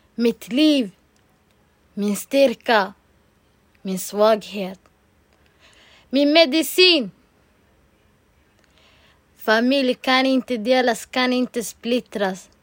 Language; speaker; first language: Swedish; non-native, local second language; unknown